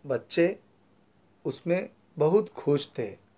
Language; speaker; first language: Hindi; non-native, local second language; Marathi